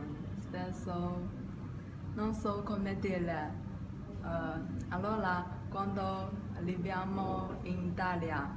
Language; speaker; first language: Italian; non-native, learner; Chinese